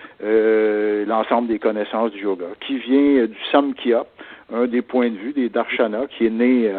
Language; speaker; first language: French; native; French